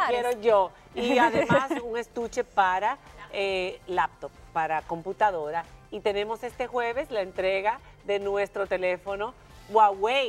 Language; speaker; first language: Spanish; native; Spanish